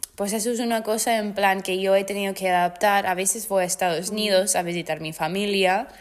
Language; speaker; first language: Spanish; non-native, fluent; English